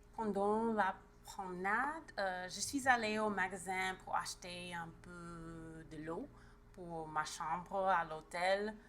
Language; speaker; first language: French; non-native, learner; English